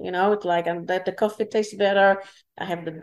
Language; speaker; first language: English; non-native, fluent; Hebrew